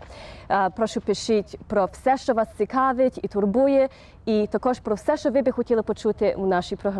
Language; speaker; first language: Ukrainian; early bilingual, heritage; Ukrainian